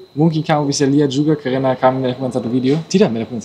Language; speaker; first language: Indonesian; non-native, learner; German